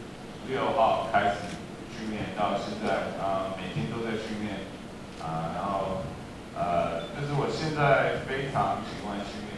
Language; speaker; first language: Chinese; early bilingual, heritage; English